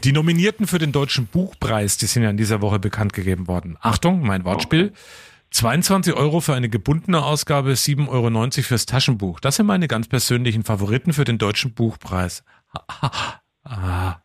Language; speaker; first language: German; native; German